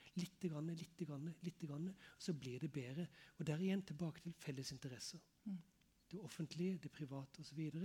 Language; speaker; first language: Norwegian; native; Norwegian